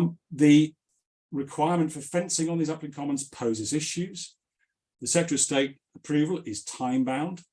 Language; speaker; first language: English; native; English